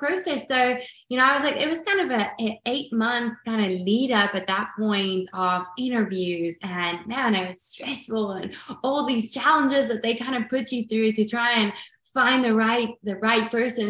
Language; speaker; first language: English; non-native, local second language; Afrikaans